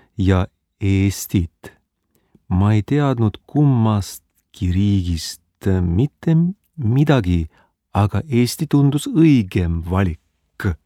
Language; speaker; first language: Estonian; non-native, learner; Spanish